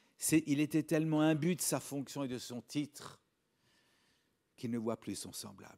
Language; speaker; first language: French; native; French